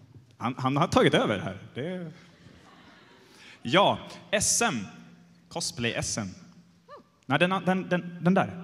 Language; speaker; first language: Swedish; native; Swedish